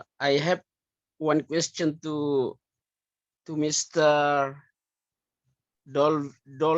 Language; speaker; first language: English; non-native, learner; Indonesian